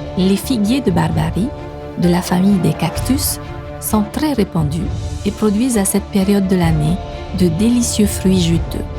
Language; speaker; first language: French; native; French